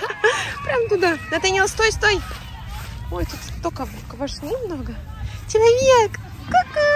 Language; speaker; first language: Russian; native; Russian